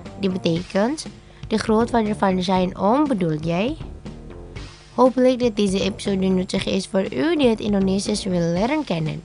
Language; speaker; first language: Dutch; non-native, learner; Indonesian